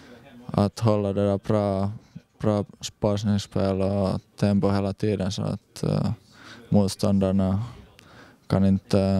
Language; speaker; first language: Swedish; non-native, learner; Finnish